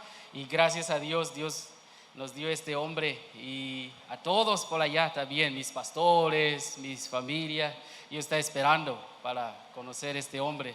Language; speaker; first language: Spanish; non-native, learner; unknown